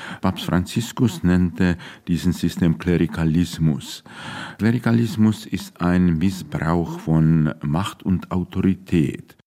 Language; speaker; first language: German; non-native, fluent; Czech